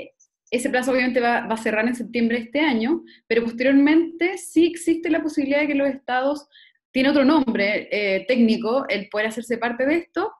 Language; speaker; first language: Spanish; native; Spanish